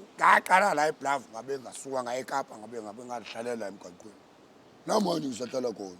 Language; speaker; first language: Zulu; native; Zulu